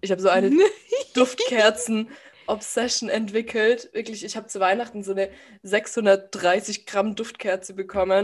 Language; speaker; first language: German; native; German